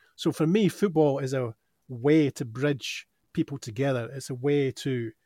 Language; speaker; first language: English; native; English